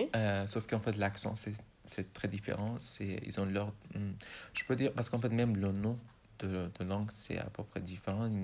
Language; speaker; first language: French; non-native, fluent; Persian